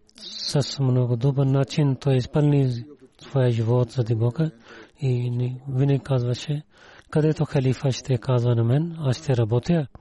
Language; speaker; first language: Bulgarian; non-native, learner; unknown